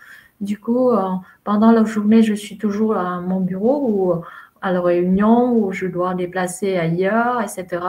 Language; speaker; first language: French; non-native, fluent; Vietnamese